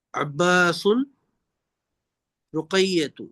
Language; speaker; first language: Arabic; non-native, learner; Urdu